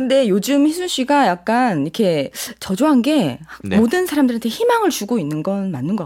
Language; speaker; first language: Korean; native; Korean